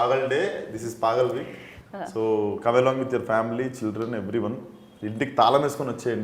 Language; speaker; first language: Telugu; native; Telugu